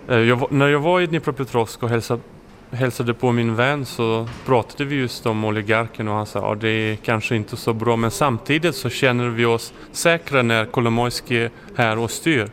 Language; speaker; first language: Swedish; non-native, fluent; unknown